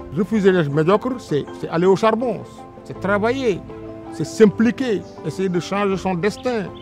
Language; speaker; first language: French; non-native, local second language; Wolof